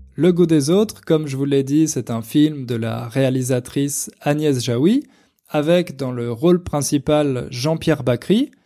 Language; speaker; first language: French; native; French